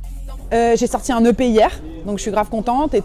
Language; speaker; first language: French; native; French